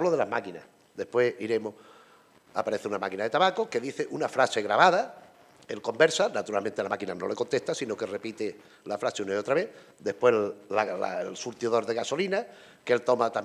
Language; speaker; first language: Spanish; native; Spanish